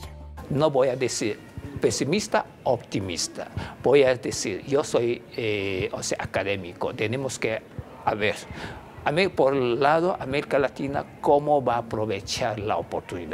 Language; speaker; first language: Spanish; non-native, fluent; Chinese